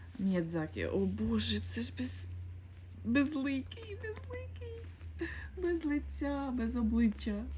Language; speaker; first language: Ukrainian; non-native, local second language; Russian